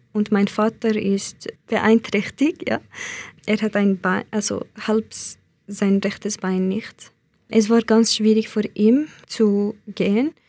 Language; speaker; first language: German; non-native, learner; Central Kurdish